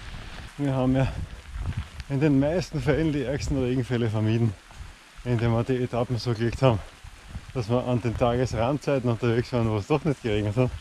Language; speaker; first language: German; native; German